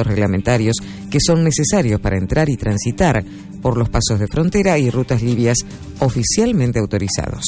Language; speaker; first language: Spanish; native; Spanish